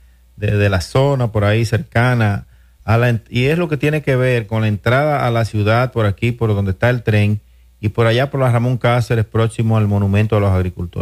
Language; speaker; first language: Spanish; native; Spanish